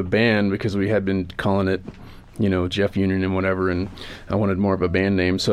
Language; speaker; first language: English; native; English